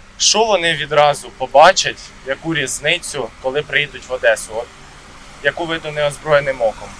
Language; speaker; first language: Ukrainian; native; Ukrainian